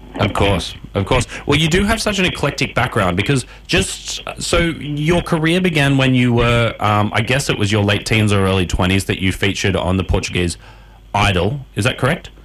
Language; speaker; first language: English; native; English